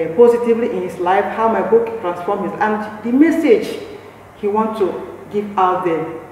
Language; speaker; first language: English; non-native, local second language; Igbo